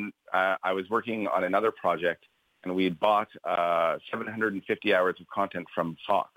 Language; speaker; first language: English; native; English